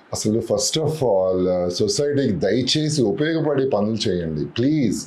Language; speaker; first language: Telugu; native; Telugu